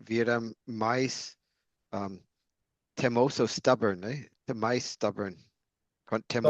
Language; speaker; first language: Portuguese; non-native, learner; English